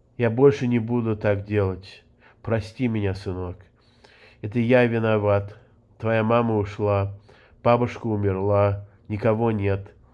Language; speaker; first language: Russian; early bilingual, heritage; Russian